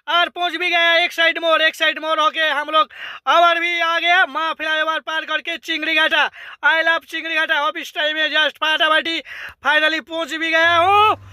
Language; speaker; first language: Hindi; non-native, local second language; Bangla